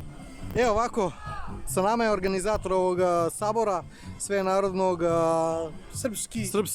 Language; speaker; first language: Bosnian; native; Bosnian